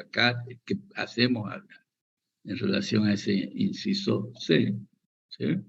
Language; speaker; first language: Spanish; native; Spanish